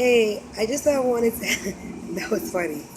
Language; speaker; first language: English; native; English